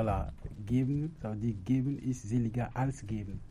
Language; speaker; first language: German; non-native, learner; French